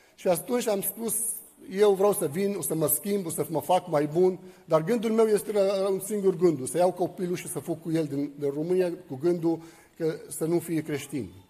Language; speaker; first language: Romanian; non-native, fluent; Arabic